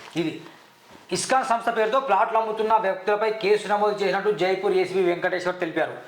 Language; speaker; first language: Telugu; native; Telugu